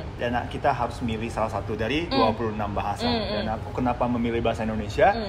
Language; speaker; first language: Indonesian; non-native, fluent; Japanese